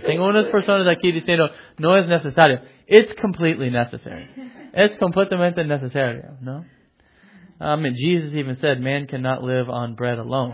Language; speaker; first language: Spanish; non-native, fluent; English